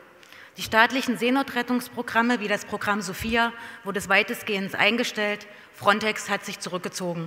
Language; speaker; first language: German; native; German